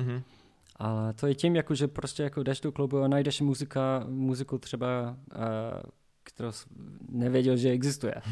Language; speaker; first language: Czech; non-native, learner; English